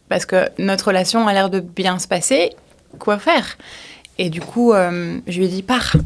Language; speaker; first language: French; native; French